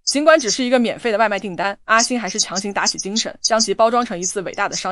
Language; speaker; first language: Chinese; native; Chinese